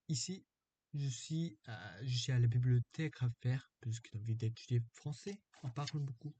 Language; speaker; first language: French; non-native, fluent; Korean